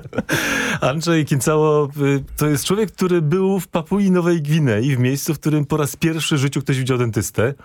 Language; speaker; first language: Polish; native; Polish